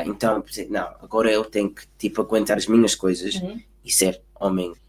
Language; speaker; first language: Portuguese; early bilingual, heritage; Portuguese